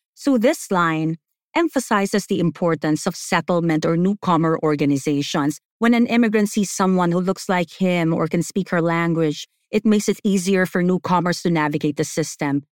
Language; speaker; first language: English; non-native, local second language; Filipino